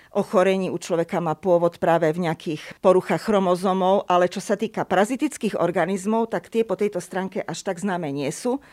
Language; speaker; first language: Slovak; native; Slovak